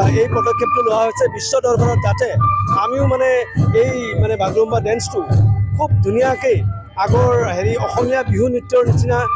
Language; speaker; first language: Assamese; non-native, local second language; Bodo